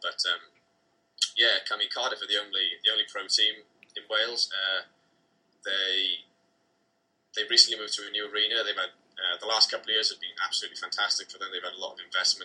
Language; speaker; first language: English; native; English